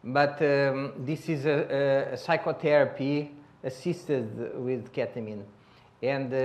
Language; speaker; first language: English; non-native, learner; Portuguese